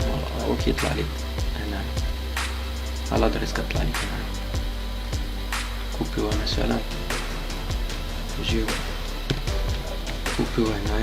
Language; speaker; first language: Arabic; native; Arabic